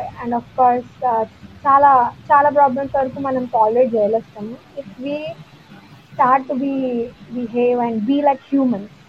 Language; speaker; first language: English; non-native, local second language; Telugu